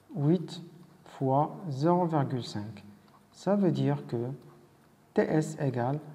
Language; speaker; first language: French; non-native, local second language; Arabic